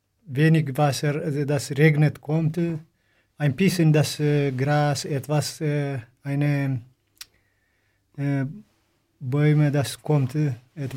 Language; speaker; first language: German; non-native, learner; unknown